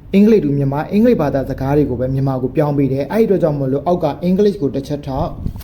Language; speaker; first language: Burmese; native; Burmese